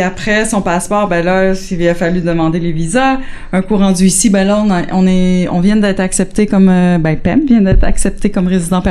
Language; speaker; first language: French; native; French